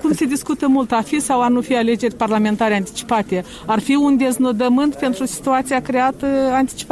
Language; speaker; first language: Romanian; native; Romanian